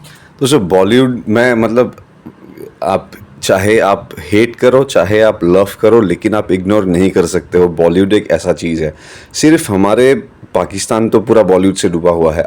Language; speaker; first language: Hindi; non-native, local second language; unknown